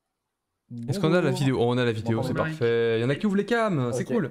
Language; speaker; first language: French; native; French